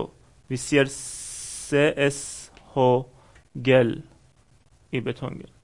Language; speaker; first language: Norwegian; non-native, fluent; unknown